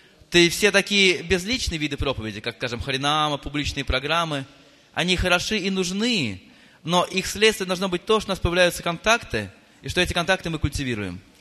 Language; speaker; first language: Russian; native; Russian